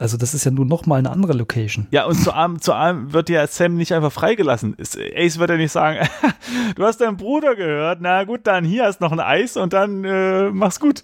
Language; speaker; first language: German; native; German